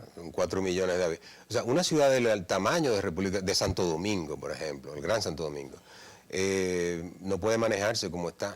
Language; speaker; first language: Spanish; native; Spanish